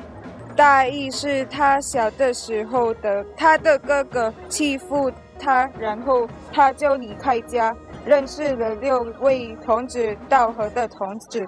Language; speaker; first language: Chinese; non-native, learner; Filipino